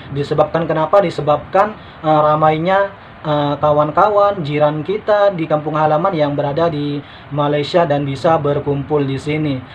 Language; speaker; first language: Indonesian; native; Indonesian